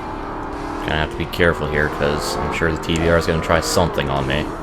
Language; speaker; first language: English; native; English